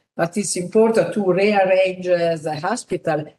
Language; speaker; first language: English; non-native, fluent; Italian